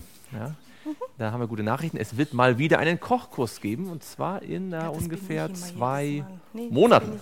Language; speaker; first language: German; native; German